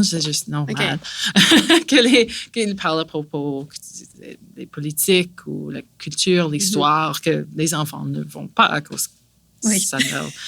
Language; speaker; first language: French; non-native, local second language; English